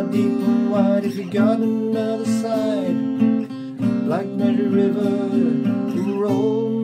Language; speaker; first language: English; native; English